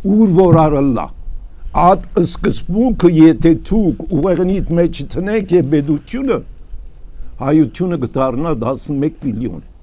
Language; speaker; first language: Armenian; early bilingual, heritage; Armenian